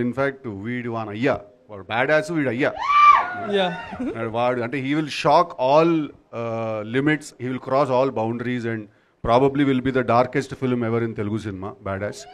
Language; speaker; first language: Telugu; native; Telugu